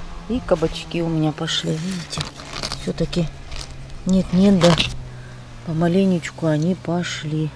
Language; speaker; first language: Russian; native; Russian